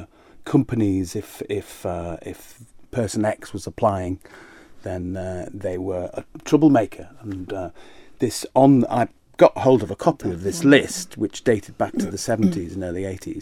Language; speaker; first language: English; native; English